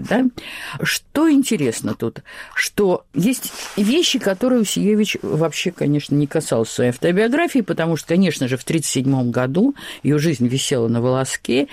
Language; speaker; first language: Russian; native; Russian